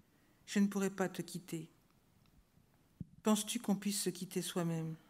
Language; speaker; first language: French; native; French